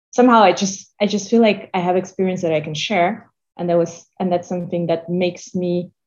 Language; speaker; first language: English; non-native, fluent; Russian